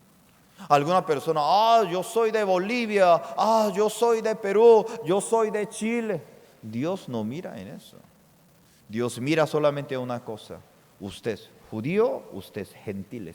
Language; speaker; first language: Spanish; non-native, fluent; Korean